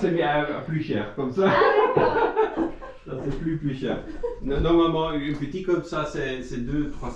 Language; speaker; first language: French; non-native, learner; Dutch